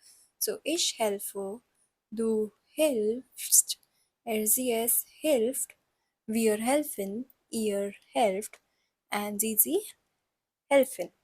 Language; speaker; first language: German; non-native, fluent; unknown